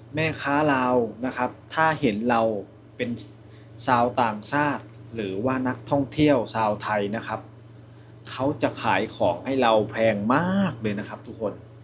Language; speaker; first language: Thai; native; Thai